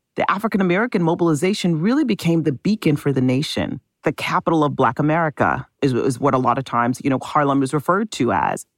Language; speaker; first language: English; native; English